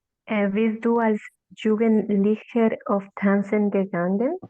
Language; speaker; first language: German; non-native, learner; Spanish